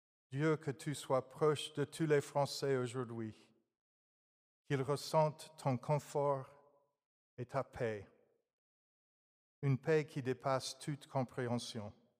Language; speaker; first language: French; non-native, fluent; English